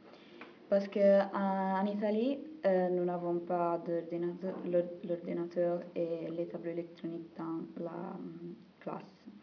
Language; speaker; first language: French; non-native, learner; Italian